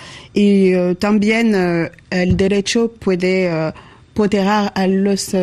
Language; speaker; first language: Spanish; non-native, learner; French